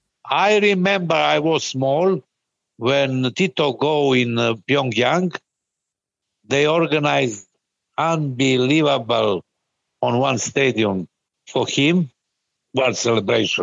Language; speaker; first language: English; non-native, learner; Serbian